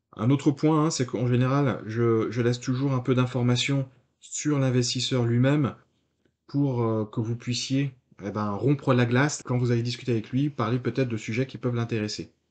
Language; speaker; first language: French; native; French